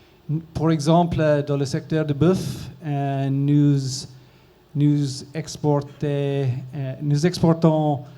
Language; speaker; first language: French; non-native, learner; English